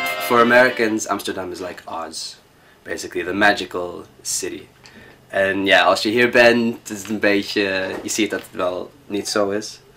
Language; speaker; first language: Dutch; non-native, fluent; English